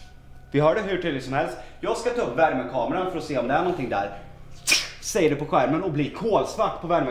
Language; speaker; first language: Swedish; native; Swedish